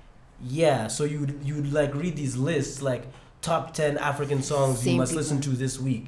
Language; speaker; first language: English; non-native, local second language; Ganda